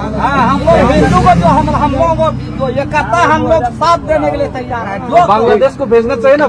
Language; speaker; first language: Hindi; non-native, local second language; Kok Borok